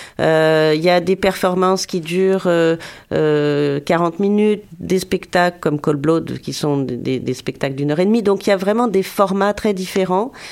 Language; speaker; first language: French; native; French